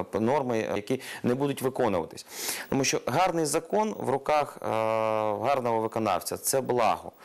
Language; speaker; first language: Ukrainian; non-native, local second language; Russian